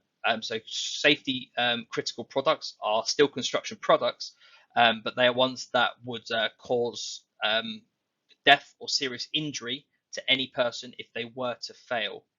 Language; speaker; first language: English; native; English